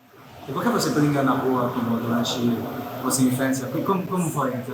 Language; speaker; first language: Portuguese; non-native, learner; French